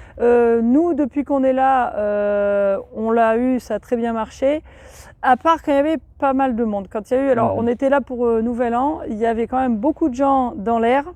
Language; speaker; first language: French; native; French